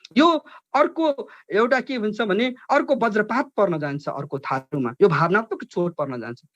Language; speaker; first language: Nepali; non-native, local second language; Dangaura Tharu